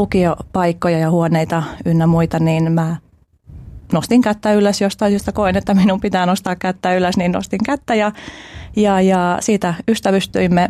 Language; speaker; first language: Finnish; early bilingual, other home language; Albanian